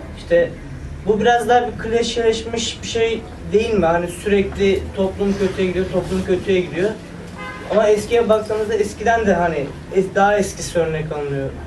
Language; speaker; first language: Turkish; native; Turkish